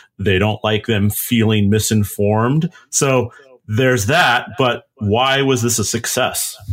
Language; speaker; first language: English; native; English